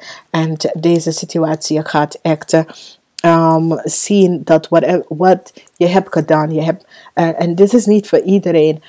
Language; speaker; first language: Dutch; non-native, fluent; English